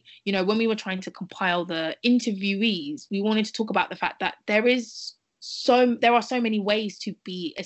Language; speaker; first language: English; native; English